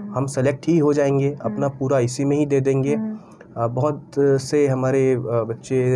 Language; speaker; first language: Hindi; native; Hindi